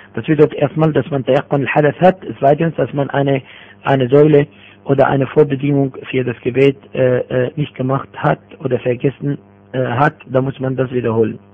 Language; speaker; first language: German; non-native, fluent; Arabic